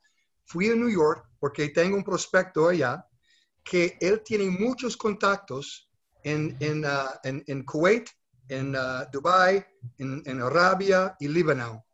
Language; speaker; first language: Spanish; non-native, fluent; English